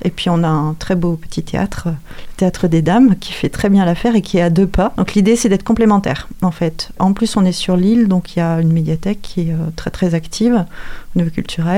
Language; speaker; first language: French; native; French